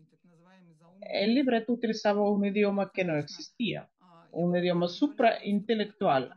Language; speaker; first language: Spanish; non-native, fluent; Russian